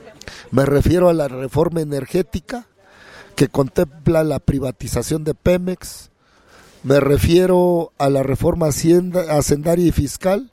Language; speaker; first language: Spanish; native; Spanish